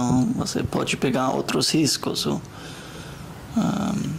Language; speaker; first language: Portuguese; non-native, learner; German